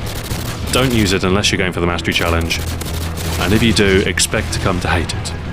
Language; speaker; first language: English; native; English